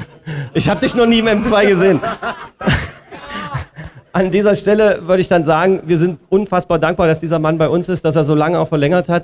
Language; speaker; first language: German; native; German